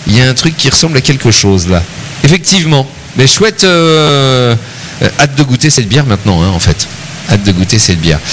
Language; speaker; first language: French; native; French